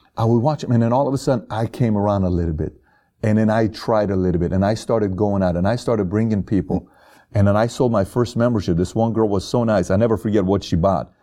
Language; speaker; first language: English; non-native, fluent; Persian